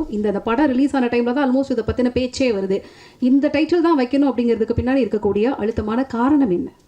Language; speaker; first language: Tamil; native; Tamil